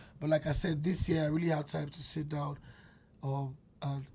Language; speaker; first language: English; non-native, local second language; Yoruba